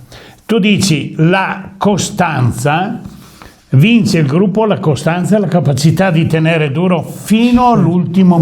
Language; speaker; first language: Italian; native; Italian